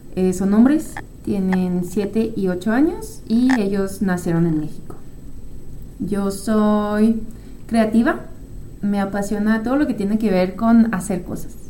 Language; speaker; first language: Spanish; non-native, fluent; French